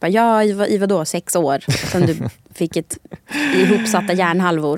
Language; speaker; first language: Swedish; native; Swedish